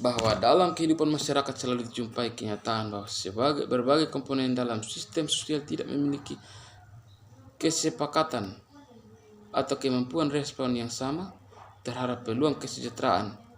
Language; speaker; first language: Indonesian; native; Indonesian